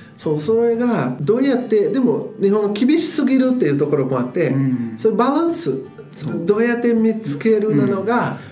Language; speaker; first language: Japanese; non-native, fluent; Portuguese